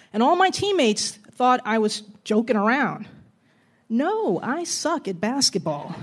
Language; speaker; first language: English; native; English